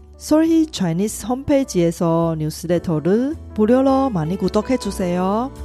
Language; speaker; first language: Korean; non-native, fluent; Chinese